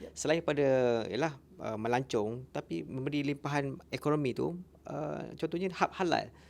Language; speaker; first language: Malay; native; Malay